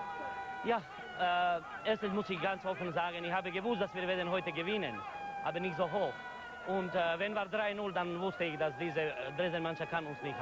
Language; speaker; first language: German; non-native, fluent; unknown